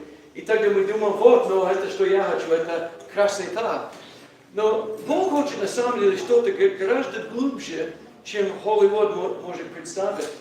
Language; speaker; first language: Russian; non-native, learner; English